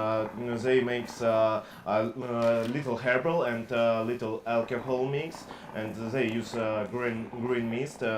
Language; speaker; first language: English; non-native, learner; Russian